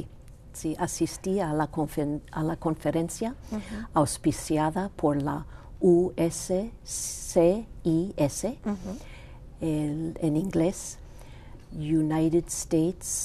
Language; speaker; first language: Spanish; non-native, local second language; Greek